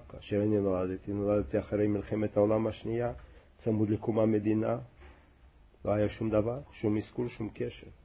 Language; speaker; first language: Hebrew; non-native, fluent; Russian